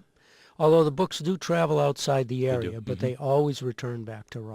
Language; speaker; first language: English; native; English